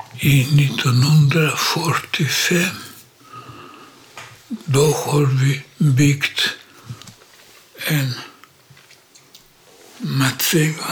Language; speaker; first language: Swedish; non-native, learner; Polish